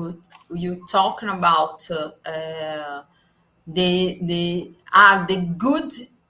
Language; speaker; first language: English; non-native, learner; Portuguese